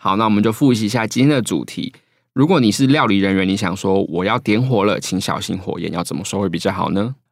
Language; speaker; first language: Chinese; native; Chinese